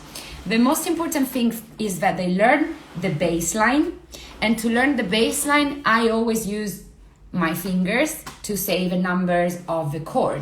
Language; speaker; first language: English; non-native, fluent; Italian